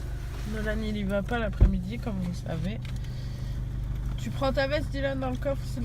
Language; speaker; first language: French; native; French